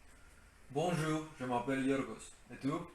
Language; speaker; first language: French; non-native, learner; Greek